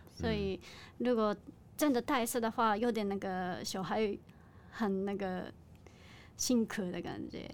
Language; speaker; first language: Chinese; non-native, learner; Japanese